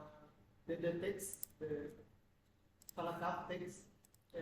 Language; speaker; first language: English; non-native, learner; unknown